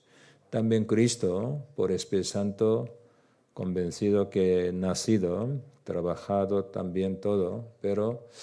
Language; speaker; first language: Spanish; non-native, learner; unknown